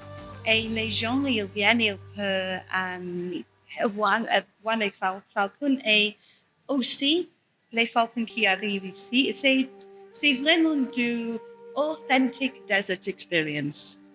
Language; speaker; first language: French; non-native, learner; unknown